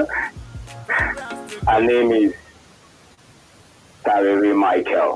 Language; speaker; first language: English; non-native, local second language; Yoruba